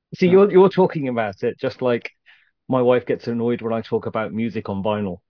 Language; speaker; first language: English; native; English